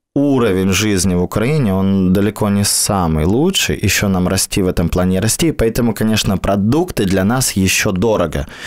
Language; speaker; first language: Russian; native; Russian